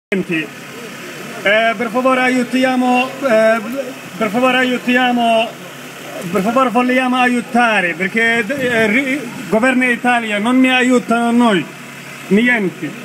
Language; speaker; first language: Italian; non-native, learner; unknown